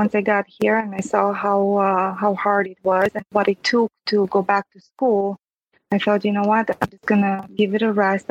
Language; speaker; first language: English; non-native, fluent; Romanian